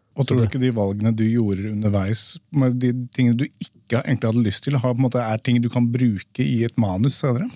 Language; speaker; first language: Norwegian; native; Norwegian